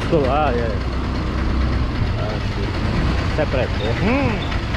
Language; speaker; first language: English; non-native, learner; Ukrainian